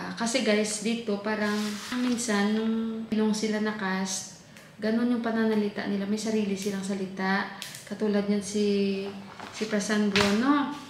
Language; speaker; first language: Filipino; non-native, local second language; Hiligaynon